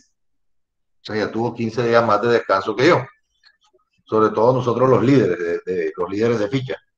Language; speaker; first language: Spanish; native; Spanish